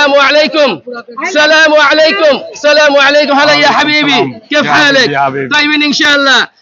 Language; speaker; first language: Arabic; non-native, learner; Bangla